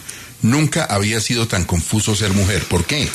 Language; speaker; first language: Spanish; native; Spanish